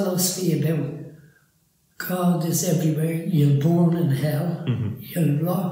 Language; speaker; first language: English; native; English